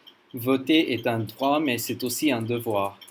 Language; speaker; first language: French; non-native, learner; English